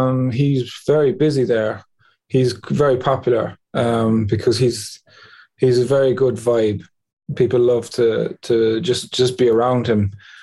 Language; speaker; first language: English; native; English